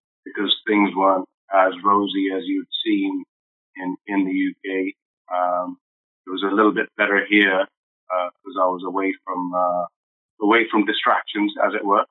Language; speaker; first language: English; native; English